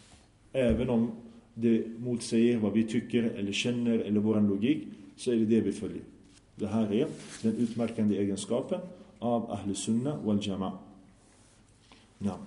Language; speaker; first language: Swedish; early bilingual, other home language; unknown